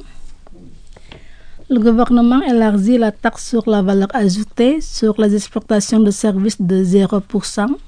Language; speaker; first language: French; non-native, fluent; Indonesian